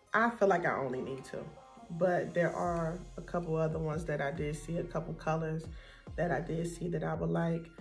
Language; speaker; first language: English; native; English